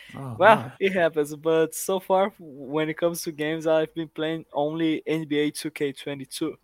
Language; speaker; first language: English; non-native, fluent; Portuguese